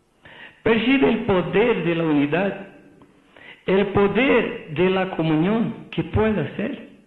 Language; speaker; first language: Spanish; non-native, fluent; Portuguese